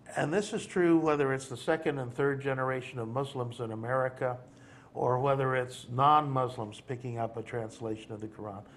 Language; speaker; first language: English; native; English